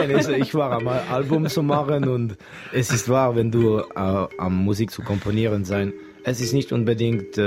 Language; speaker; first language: German; non-native, local second language; French